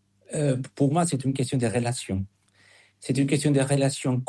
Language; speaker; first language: French; non-native, fluent; Spanish